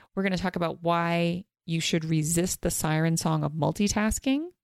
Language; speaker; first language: English; native; English